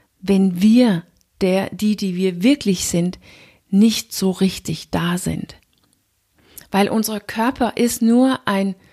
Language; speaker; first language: German; non-native, fluent; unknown